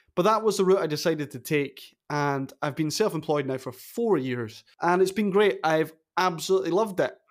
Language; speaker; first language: English; native; English